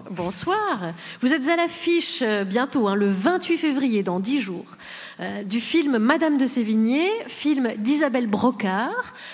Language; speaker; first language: French; native; French